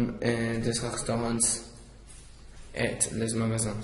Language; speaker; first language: French; non-native, learner; English